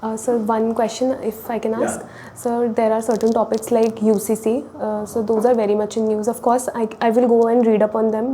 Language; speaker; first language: English; non-native, local second language; Hindi